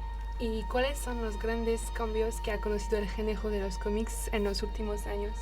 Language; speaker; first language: Spanish; native; Spanish